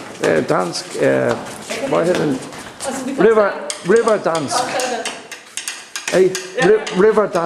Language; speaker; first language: Danish; non-native, learner; English